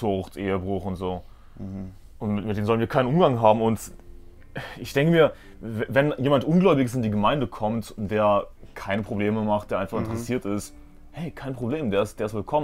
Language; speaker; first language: German; native; German